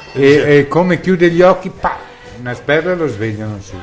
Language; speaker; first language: Italian; native; Italian